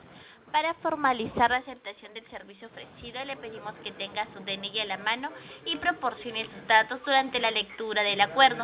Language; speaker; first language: Spanish; native; Spanish